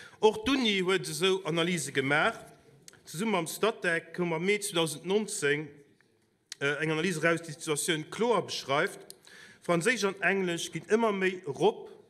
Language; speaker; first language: Luxembourgish; native; Luxembourgish